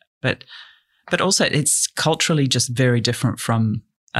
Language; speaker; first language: English; native; English